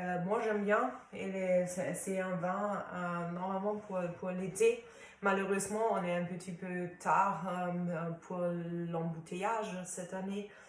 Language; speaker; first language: French; non-native, fluent; German